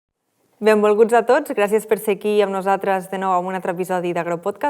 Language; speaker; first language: Catalan; native; Catalan